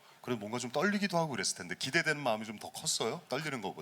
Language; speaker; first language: Korean; native; Korean